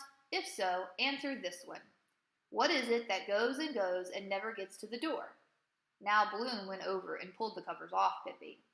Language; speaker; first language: English; native; English